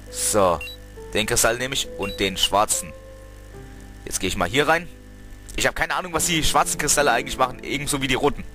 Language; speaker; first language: German; native; German